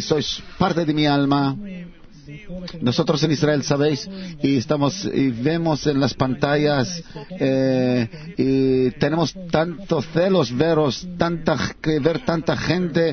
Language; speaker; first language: Spanish; non-native, learner; Hebrew